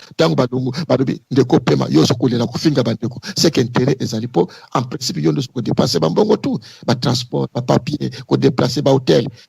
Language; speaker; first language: Lingala; non-native, local second language; Kongo